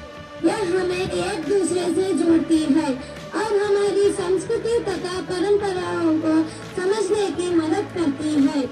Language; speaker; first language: Hindi; non-native, local second language; Telugu